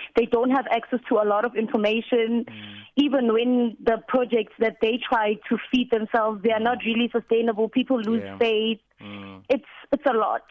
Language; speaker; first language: English; non-native, local second language; Southern Sotho